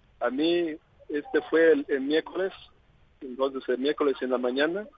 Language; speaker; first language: Spanish; non-native, learner; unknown